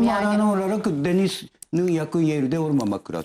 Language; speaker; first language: Turkish; non-native, learner; Japanese